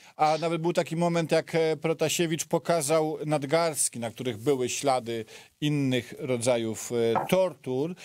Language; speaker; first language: Polish; native; Polish